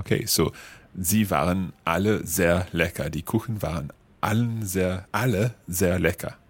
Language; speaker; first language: German; non-native, learner; English